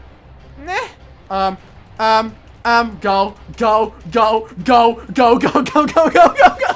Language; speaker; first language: English; native; English